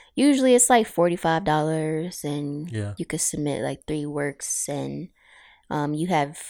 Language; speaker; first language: English; native; English